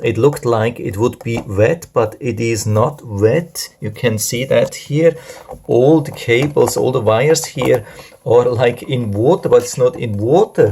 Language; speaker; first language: English; non-native, fluent; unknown